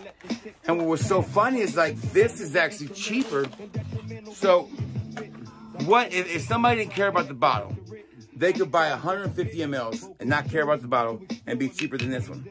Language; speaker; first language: English; native; English